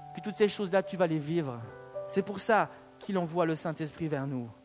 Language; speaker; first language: French; native; French